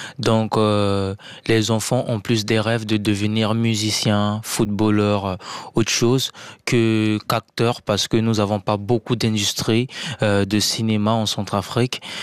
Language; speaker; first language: French; non-native, local second language; Sango